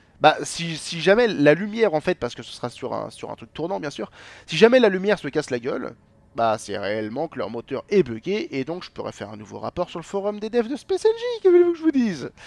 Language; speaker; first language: French; native; French